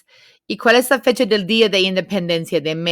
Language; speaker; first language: Spanish; non-native, fluent; English